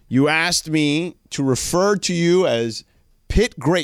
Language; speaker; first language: English; native; English